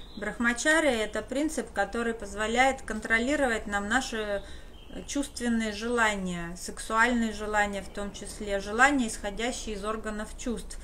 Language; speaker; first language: Russian; native; Russian